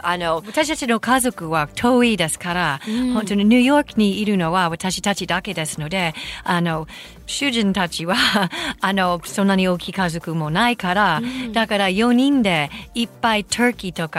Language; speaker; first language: Japanese; non-native, fluent; English